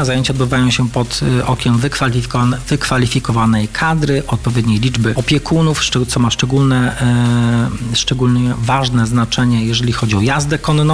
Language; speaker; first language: Polish; native; Polish